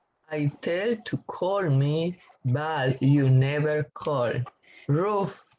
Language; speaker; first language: English; non-native, learner; Spanish